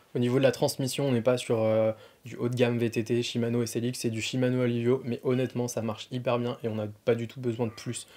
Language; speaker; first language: French; native; French